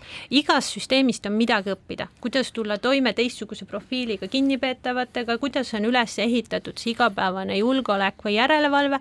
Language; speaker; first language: Estonian; native; Estonian